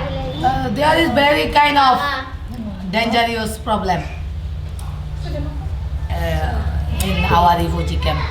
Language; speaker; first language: English; non-native, learner; Rohingya